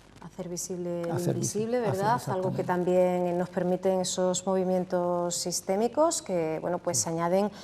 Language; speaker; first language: Spanish; native; Spanish